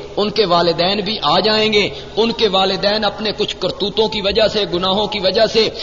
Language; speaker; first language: Urdu; non-native, local second language; Punjabi